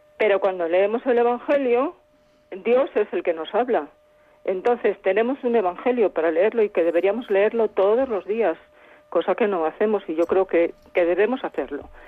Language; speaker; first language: Spanish; native; Spanish